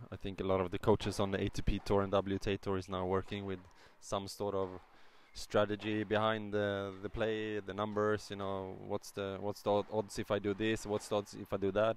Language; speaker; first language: English; non-native, fluent; Swedish